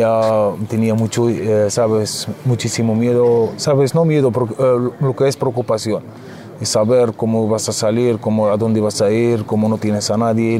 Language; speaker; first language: Spanish; non-native, fluent; Arabic